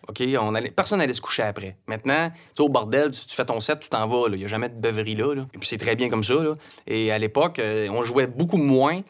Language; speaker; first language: French; native; French